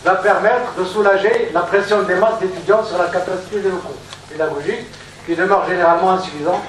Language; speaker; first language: French; non-native, local second language; Arabic